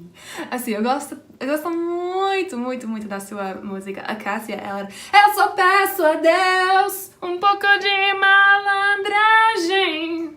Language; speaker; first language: Portuguese; non-native, fluent; English